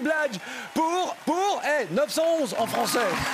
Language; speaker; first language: French; native; French